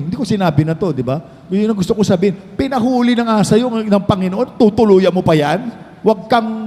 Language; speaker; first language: Filipino; native; Filipino